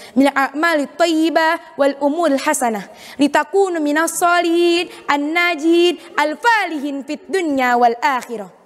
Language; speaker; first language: Arabic; non-native, fluent; Indonesian